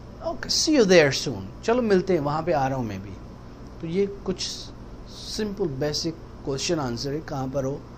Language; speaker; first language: Urdu; native; Urdu